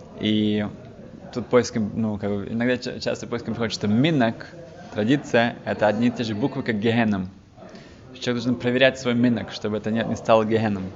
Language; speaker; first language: Russian; early bilingual, heritage; Russian